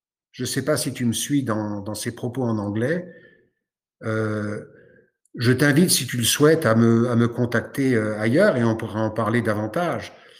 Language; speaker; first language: French; native; French